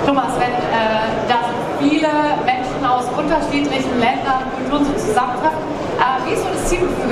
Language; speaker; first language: German; native; German